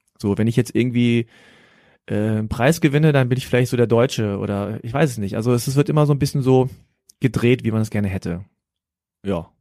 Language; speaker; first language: German; native; German